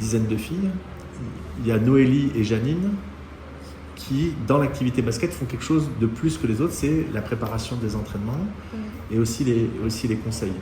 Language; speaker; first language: French; native; French